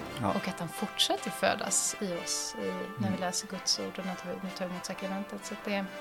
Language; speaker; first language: Swedish; native; Swedish